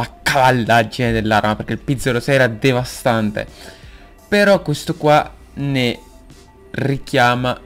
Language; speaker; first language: Italian; native; Italian